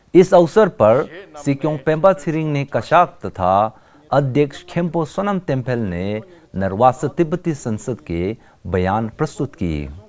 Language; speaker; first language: Hindi; non-native, local second language; Tibetan